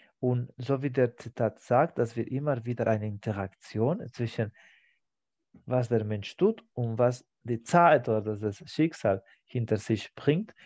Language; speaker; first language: German; non-native, fluent; Spanish